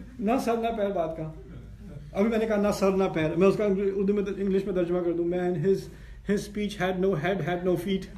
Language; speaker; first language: Urdu; early bilingual, heritage; Urdu